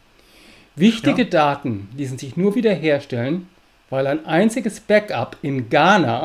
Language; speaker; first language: German; native; German